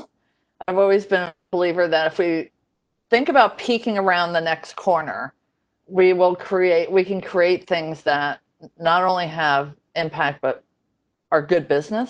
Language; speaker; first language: English; native; English